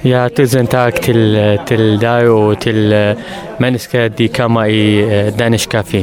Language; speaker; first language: Danish; non-native, learner; Arabic